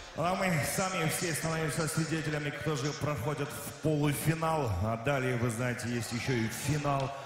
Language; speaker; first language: Russian; non-native, local second language; Kyrgyz